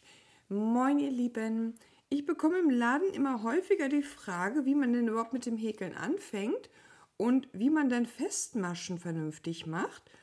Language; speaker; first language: German; native; German